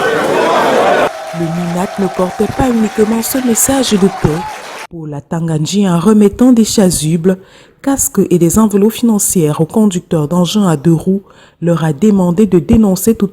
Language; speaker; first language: French; native; French